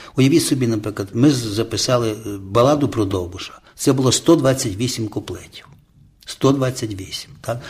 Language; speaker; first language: Ukrainian; native; Ukrainian